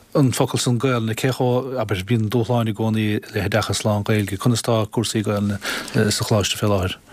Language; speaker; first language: Irish; native; Irish